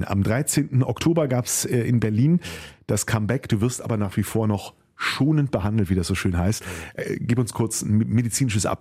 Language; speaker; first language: German; native; German